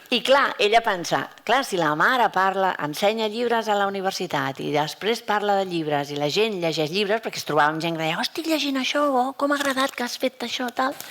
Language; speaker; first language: Catalan; native; Catalan